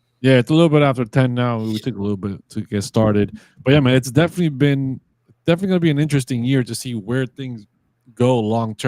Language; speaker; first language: English; native; English